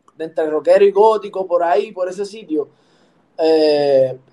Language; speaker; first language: Spanish; native; Spanish